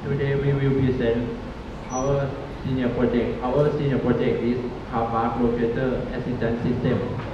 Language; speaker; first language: English; non-native, learner; Thai